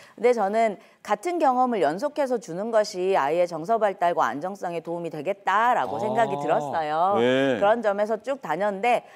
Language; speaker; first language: Korean; native; Korean